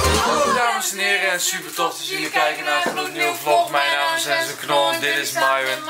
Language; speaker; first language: Dutch; native; Dutch